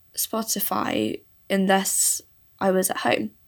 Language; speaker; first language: English; early bilingual, other home language; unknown